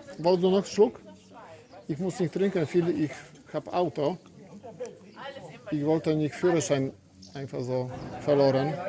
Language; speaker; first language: German; non-native, learner; Polish